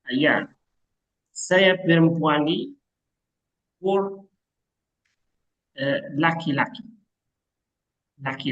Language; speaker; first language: Indonesian; non-native, learner; Arabic